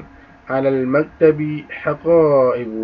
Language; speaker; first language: Arabic; non-native, fluent; Indonesian